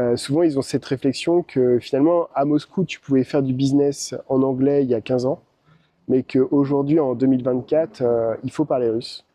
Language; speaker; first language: French; native; French